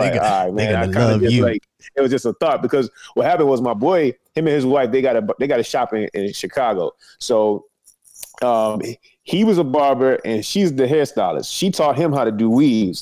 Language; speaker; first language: English; native; English